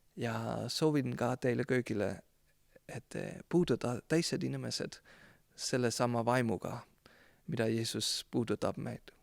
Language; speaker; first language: Estonian; non-native, fluent; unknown